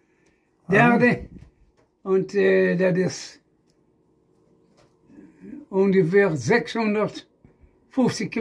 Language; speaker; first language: German; non-native, learner; Dutch